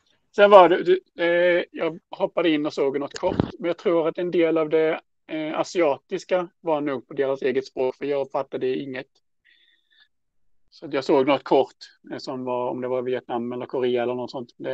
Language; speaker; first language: Swedish; native; Swedish